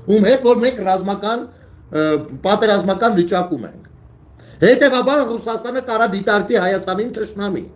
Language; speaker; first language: Armenian; native; Armenian